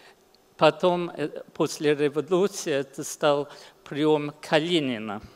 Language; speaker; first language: Russian; early bilingual, heritage; English